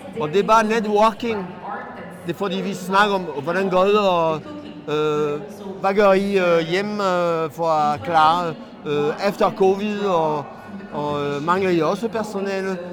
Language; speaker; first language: Danish; non-native, fluent; French